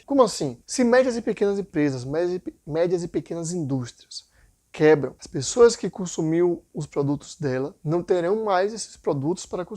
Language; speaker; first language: Portuguese; native; Portuguese